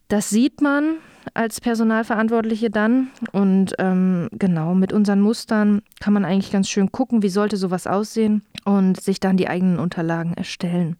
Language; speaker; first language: German; native; German